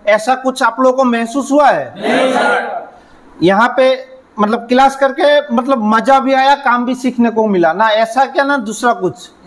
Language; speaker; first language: Hindi; non-native, local second language; Assamese